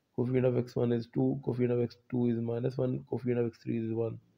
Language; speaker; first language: English; non-native, local second language; Urdu